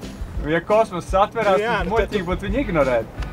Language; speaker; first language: Latvian; native; Latvian